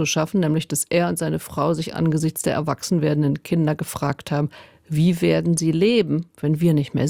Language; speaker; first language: German; native; German